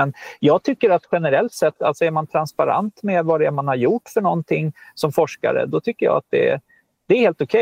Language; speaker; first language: Swedish; native; Swedish